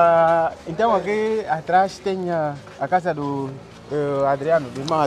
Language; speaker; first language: Portuguese; non-native, learner; Vietnamese